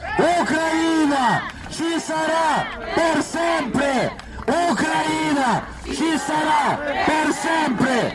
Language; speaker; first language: Italian; non-native, fluent; Ukrainian